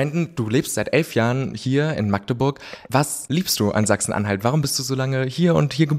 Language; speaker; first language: German; native; German